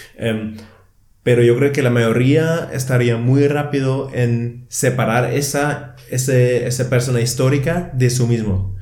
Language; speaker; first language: Spanish; non-native, fluent; German